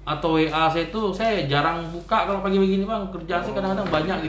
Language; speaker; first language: Indonesian; native; Indonesian